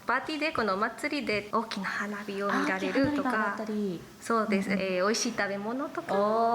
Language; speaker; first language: Japanese; non-native, learner; Spanish